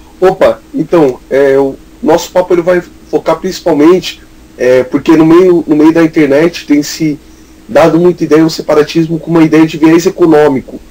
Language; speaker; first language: Portuguese; native; Portuguese